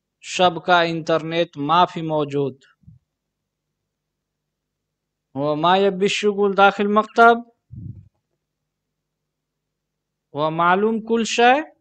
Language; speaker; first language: Arabic; non-native, learner; Urdu